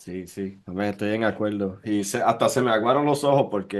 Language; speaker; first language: Spanish; early bilingual, heritage; Spanish